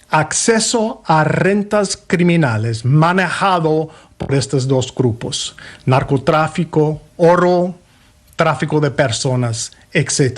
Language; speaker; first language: Spanish; non-native, fluent; English